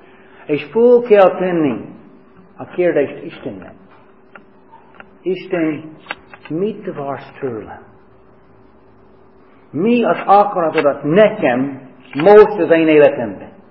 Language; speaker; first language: Hungarian; non-native, fluent; English